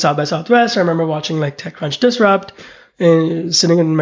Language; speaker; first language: English; non-native, local second language; Hindi